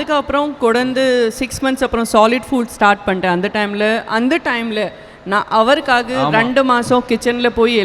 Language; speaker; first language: Tamil; non-native, local second language; Gujarati